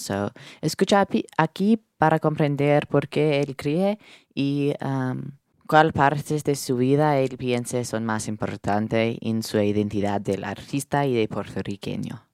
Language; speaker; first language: Spanish; non-native, learner; English